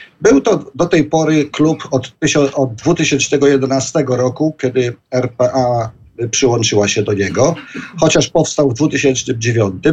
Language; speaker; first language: Polish; native; Polish